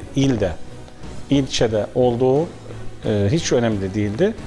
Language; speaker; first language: Turkish; early bilingual, heritage; Arabic